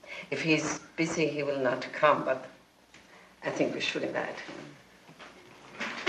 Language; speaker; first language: English; non-native, learner; German